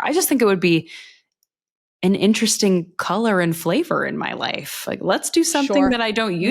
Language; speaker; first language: English; native; English